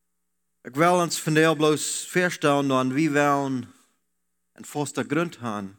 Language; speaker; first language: German; non-native, learner; Low German